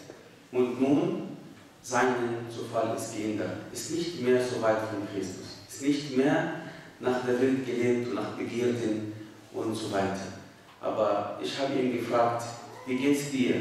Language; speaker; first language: German; non-native, fluent; Arabic